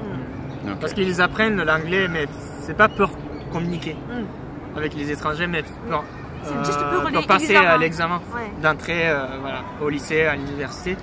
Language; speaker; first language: French; non-native, fluent; Japanese